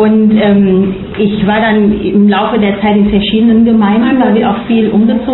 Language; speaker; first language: German; non-native, fluent; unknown